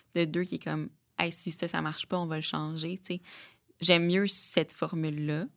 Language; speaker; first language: French; native; French